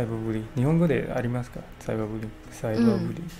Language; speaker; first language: Japanese; non-native, learner; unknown